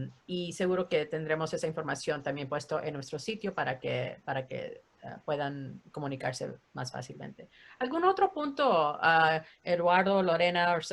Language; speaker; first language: Spanish; early bilingual, heritage; Spanish